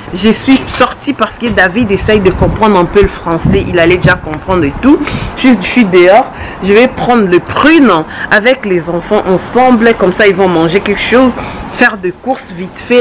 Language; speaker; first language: French; non-native, local second language; Lingala